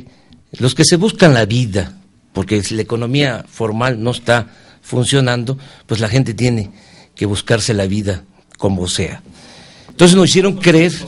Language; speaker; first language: Spanish; native; Spanish